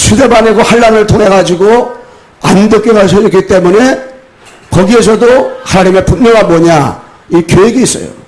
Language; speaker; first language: Korean; native; Korean